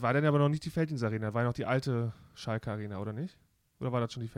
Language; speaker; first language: German; native; German